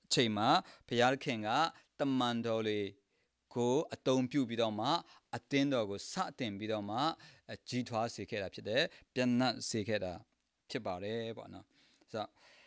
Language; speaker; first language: Burmese; non-native, local second language; Kachin